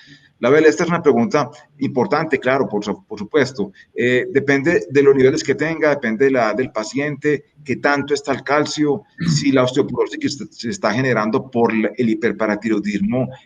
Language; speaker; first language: Spanish; native; Spanish